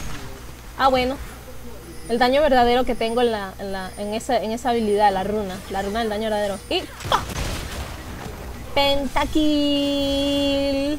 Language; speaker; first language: Spanish; native; Spanish